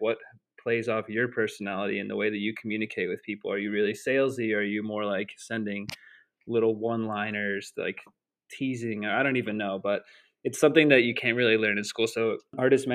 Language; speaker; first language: English; native; English